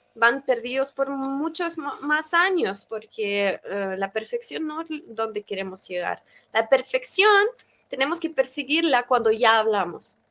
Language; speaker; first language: Spanish; non-native, fluent; Russian